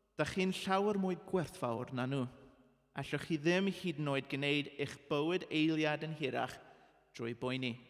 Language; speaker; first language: Welsh; non-native, local second language; English